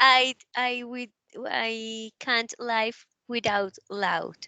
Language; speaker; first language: English; non-native, learner; Spanish